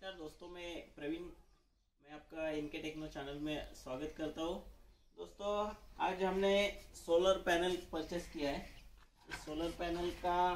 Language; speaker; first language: Hindi; non-native, local second language; Marathi